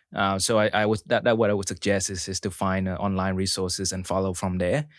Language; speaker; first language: English; early bilingual, other home language; Vietnamese